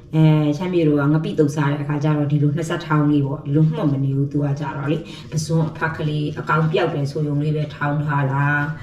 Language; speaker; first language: Burmese; native; Burmese